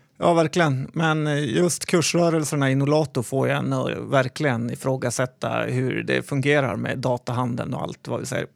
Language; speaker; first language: Swedish; native; Swedish